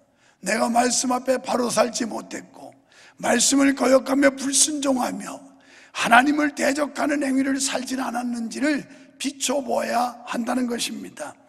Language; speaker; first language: Korean; native; Korean